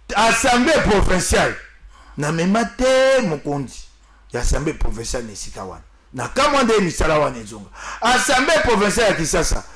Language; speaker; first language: Lingala; native; Lingala